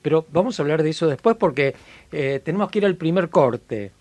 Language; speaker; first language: Spanish; native; Spanish